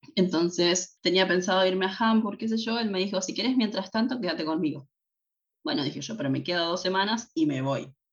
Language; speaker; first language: Spanish; native; Spanish